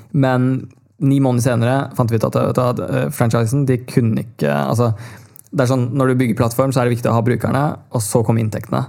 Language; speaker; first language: Norwegian; early bilingual, other home language; Tamil